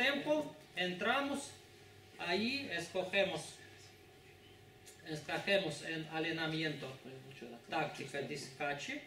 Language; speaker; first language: Spanish; non-native, fluent; Russian